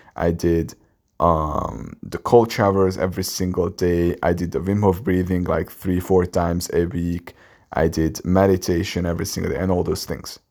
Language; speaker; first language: English; non-native, fluent; Hungarian